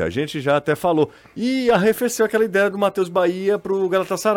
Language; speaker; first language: Portuguese; native; Portuguese